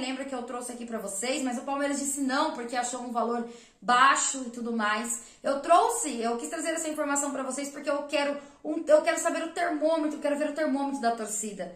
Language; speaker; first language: Portuguese; native; Portuguese